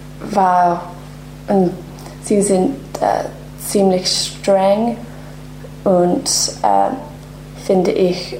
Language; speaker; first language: German; non-native, learner; English